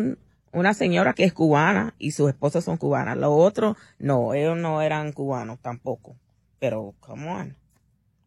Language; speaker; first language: Spanish; early bilingual, heritage; Spanish